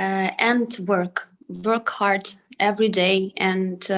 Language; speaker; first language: English; non-native, learner; Ukrainian